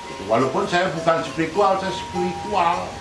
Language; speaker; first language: Indonesian; non-native, local second language; Balinese